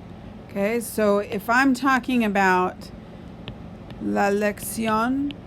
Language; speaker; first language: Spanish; non-native, fluent; English